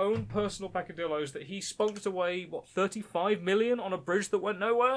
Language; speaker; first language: English; native; English